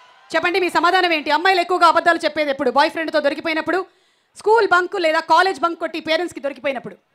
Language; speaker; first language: Telugu; native; Telugu